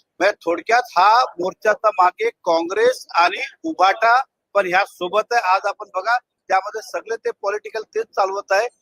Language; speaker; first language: Marathi; non-native, local second language; Hindi